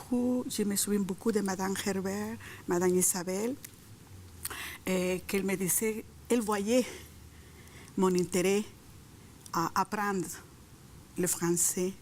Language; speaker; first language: French; non-native, fluent; Spanish